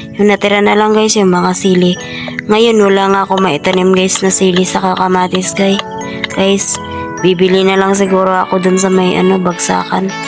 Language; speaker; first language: Filipino; non-native, local second language; Cebuano